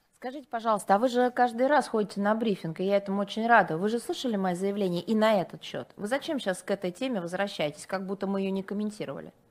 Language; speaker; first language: Russian; native; Russian